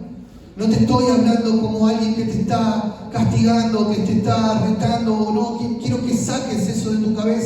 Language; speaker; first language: Spanish; native; Spanish